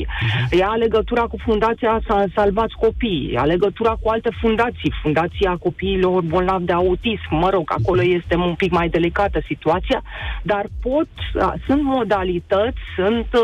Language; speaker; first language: Romanian; native; Romanian